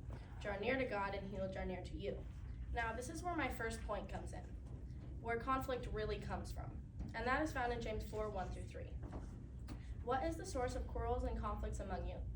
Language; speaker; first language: English; native; English